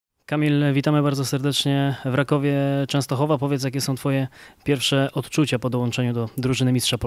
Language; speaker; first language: Polish; native; Polish